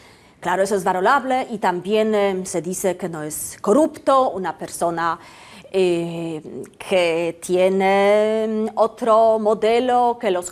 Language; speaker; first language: Spanish; non-native, fluent; Polish